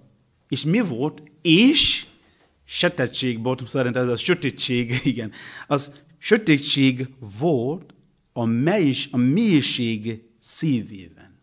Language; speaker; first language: Hungarian; non-native, learner; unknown